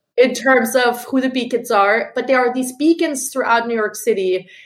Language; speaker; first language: English; non-native, fluent; German